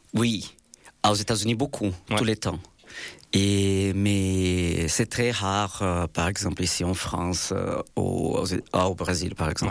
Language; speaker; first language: French; non-native, fluent; Portuguese